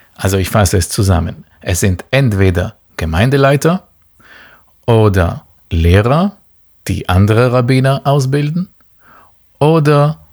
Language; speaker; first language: German; non-native, local second language; Hebrew